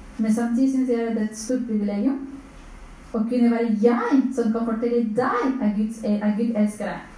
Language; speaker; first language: Norwegian; non-native, fluent; Spanish